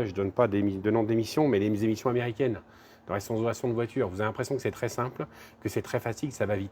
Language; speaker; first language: French; native; French